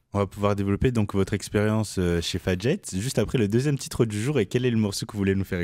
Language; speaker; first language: French; native; French